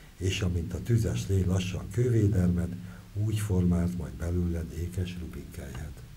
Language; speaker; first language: Hungarian; native; Hungarian